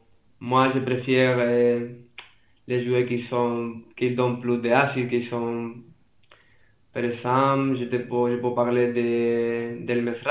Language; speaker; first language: French; non-native, fluent; Spanish